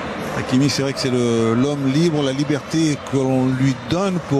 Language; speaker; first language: French; native; French